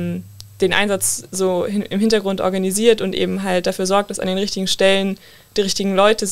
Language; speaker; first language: German; native; German